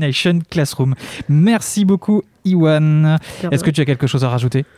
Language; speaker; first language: French; native; French